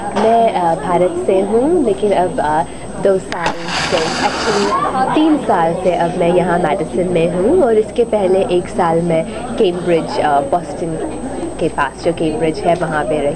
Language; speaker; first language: Hindi; native; Hindi